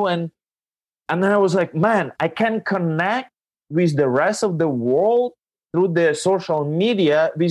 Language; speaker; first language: English; non-native, fluent; Ukrainian